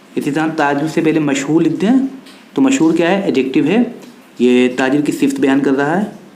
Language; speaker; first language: Urdu; native; Urdu